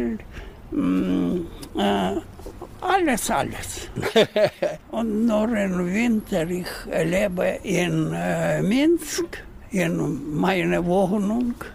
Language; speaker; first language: German; non-native, learner; Russian